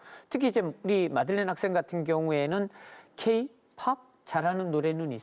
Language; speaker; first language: Korean; native; Korean